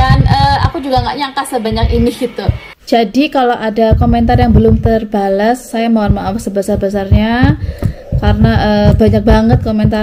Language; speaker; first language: Indonesian; non-native, local second language; Javanese